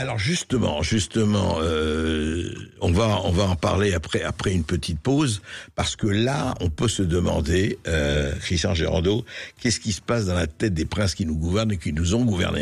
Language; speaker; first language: French; native; French